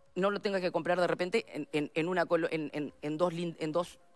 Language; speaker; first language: Spanish; native; Spanish